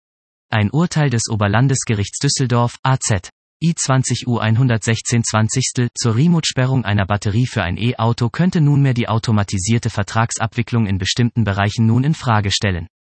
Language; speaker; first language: German; native; German